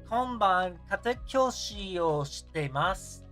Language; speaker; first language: Japanese; non-native, learner; English